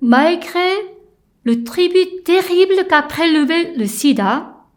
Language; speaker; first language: French; non-native, fluent; Korean